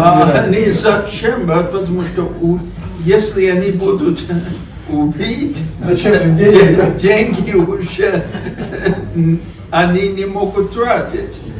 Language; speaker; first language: Russian; non-native, fluent; English